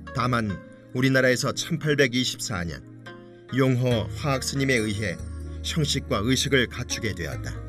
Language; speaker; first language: Korean; native; Korean